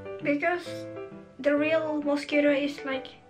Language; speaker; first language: English; non-native, learner; Indonesian